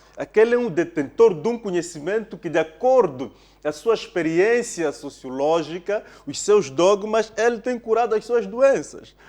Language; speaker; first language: Portuguese; non-native, local second language; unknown